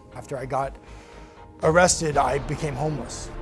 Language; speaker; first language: English; native; English